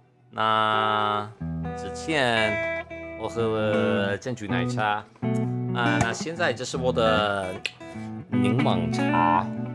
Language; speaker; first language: Chinese; non-native, learner; English